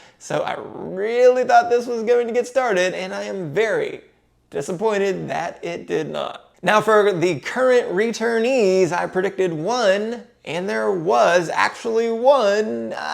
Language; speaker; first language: English; native; English